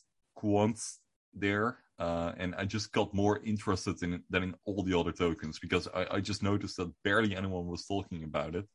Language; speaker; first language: English; non-native, fluent; Dutch